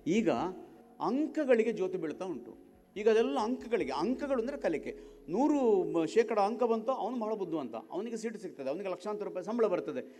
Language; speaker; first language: Kannada; native; Kannada